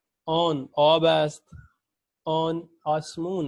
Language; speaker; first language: Persian; non-native, fluent; Urdu